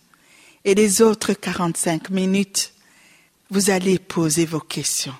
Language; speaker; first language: French; non-native, local second language; Rundi